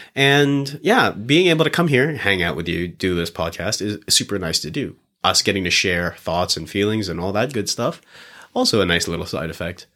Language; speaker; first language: English; early bilingual, other home language; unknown